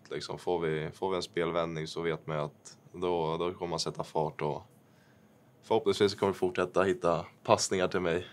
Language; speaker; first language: Swedish; native; Swedish